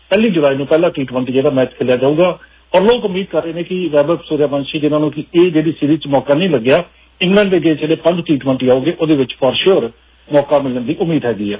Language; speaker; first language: Hindi; non-native, local second language; Punjabi